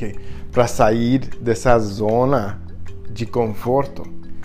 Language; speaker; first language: Portuguese; non-native, fluent; English